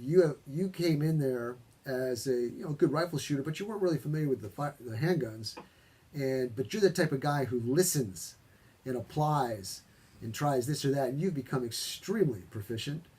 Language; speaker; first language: English; native; English